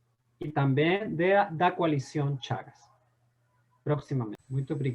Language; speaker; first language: Portuguese; non-native, learner; Spanish